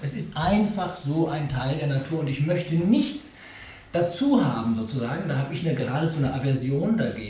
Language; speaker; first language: German; native; German